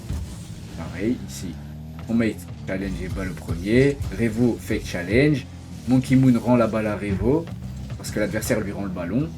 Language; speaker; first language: French; native; French